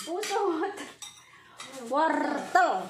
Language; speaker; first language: Chinese; non-native, fluent; Indonesian